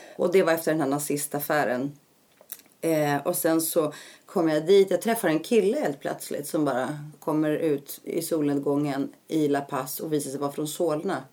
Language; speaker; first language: Swedish; early bilingual, other home language; Greek